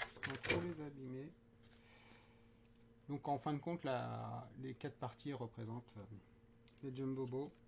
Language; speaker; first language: French; native; French